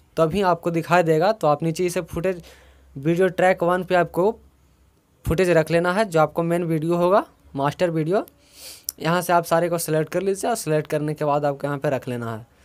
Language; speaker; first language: Hindi; native; Hindi